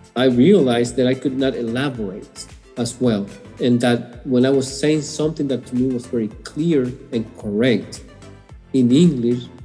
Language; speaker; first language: English; non-native, fluent; Spanish